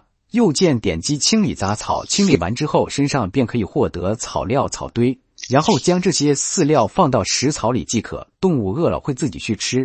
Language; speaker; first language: Chinese; native; Chinese